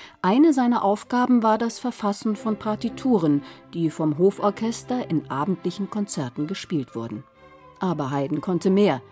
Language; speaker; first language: German; native; German